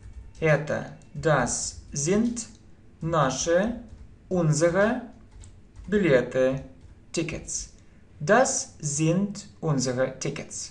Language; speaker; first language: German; non-native, fluent; Russian